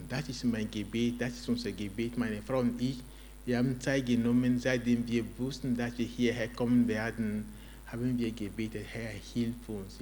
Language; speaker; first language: German; non-native, fluent; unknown